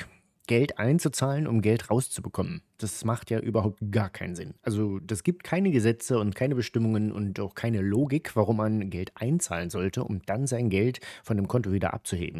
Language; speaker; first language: German; native; German